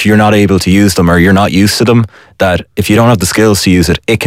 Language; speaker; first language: English; native; English